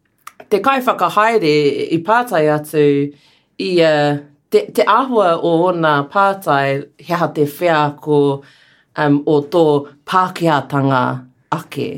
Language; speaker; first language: Māori; non-native, local second language; English